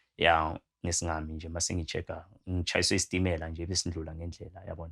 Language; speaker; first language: Zulu; native; Zulu